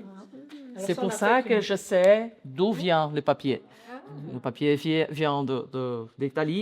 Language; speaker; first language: French; non-native, learner; Portuguese